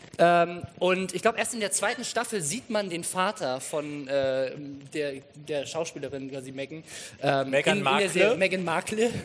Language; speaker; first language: German; native; German